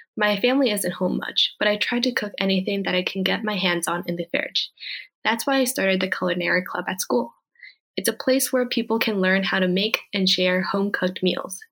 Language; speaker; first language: English; early bilingual, other home language; Korean